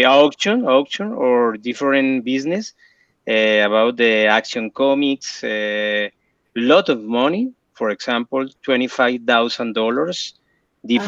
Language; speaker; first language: English; non-native, learner; Spanish